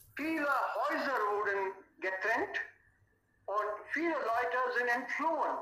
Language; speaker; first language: German; non-native, fluent; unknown